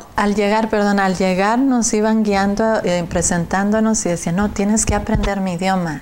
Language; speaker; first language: Spanish; native; Spanish